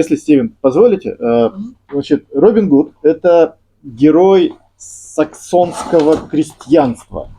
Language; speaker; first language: Russian; native; Russian